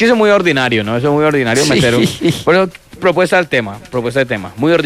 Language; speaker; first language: Spanish; native; Spanish